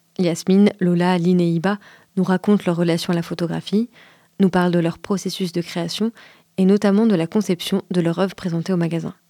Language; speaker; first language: French; native; French